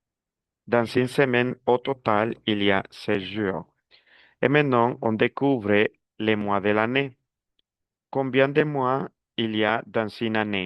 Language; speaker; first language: French; non-native, fluent; Spanish